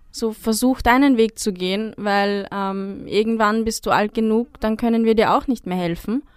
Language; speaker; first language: German; native; German